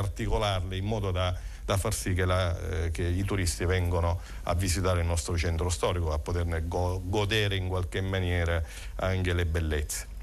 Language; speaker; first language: Italian; native; Italian